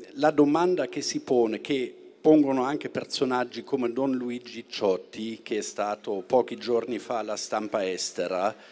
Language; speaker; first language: Italian; non-native, fluent; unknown